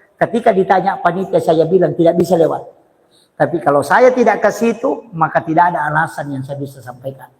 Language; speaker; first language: Indonesian; non-native, local second language; Buginese